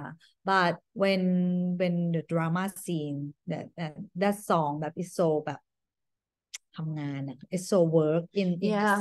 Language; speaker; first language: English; non-native, learner; Thai